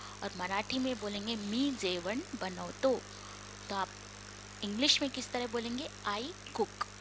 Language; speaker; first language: Hindi; non-native, local second language; Marathi